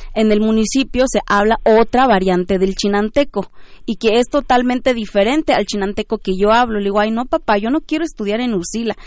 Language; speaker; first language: Spanish; early bilingual, other home language; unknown